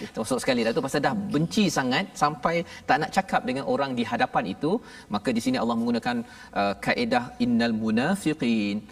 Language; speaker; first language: Malay; native; Malay